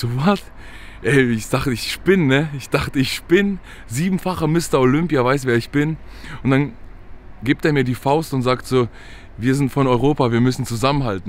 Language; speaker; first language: German; native; German